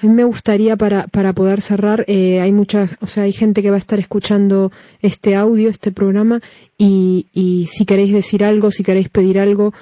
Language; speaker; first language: Spanish; native; Spanish